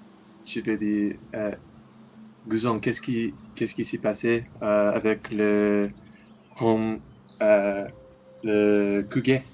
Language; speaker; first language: French; non-native, learner; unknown